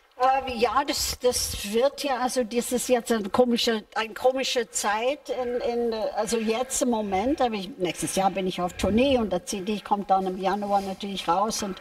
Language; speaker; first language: German; non-native, fluent; English